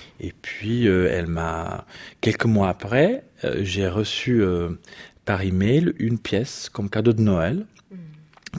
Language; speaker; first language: French; non-native, fluent; Italian